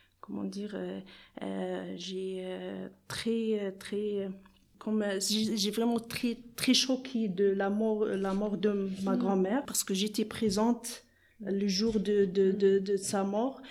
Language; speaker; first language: French; non-native, learner; Arabic